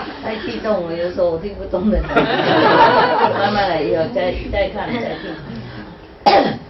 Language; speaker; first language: Chinese; non-native, fluent; Vietnamese